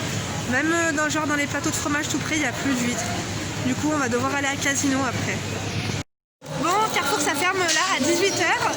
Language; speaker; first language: French; native; French